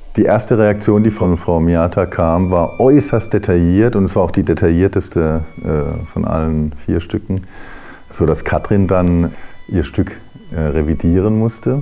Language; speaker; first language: German; native; German